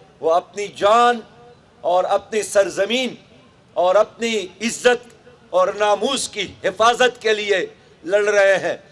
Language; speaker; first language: Urdu; non-native, local second language; Pashto